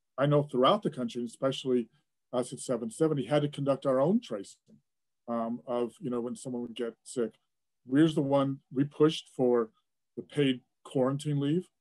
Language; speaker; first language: English; native; English